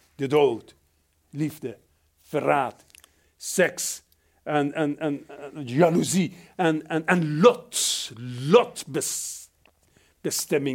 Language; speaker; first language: Dutch; non-native, fluent; Persian